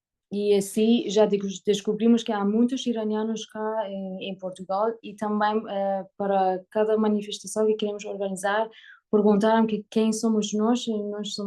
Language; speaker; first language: Portuguese; non-native, learner; Persian